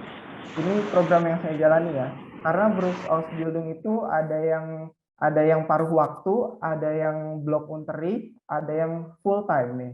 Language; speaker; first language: Indonesian; native; Indonesian